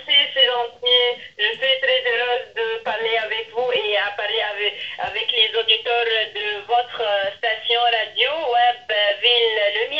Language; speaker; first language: French; non-native, local second language; Arabic